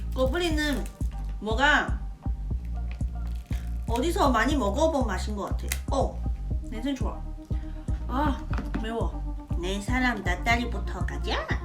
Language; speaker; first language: Korean; non-native, learner; Chinese